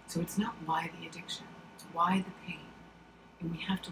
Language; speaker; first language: English; native; English